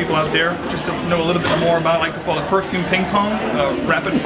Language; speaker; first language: English; native; English